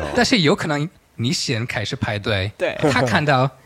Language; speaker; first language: Chinese; non-native, fluent; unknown